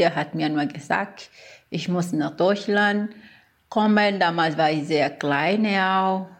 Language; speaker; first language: German; early bilingual, other home language; Portuguese